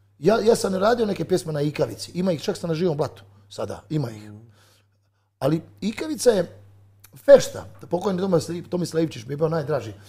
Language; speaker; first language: Croatian; native; Croatian